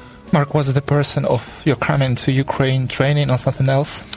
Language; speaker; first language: English; non-native, fluent; Ukrainian